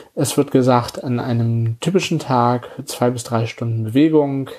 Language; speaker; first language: German; native; German